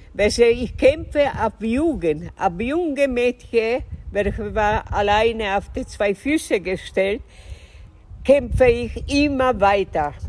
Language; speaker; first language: German; non-native, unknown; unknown